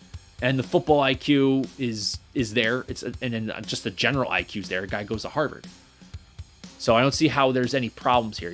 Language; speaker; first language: English; native; English